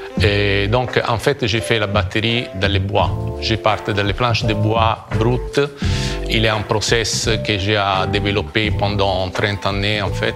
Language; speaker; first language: French; non-native, fluent; Italian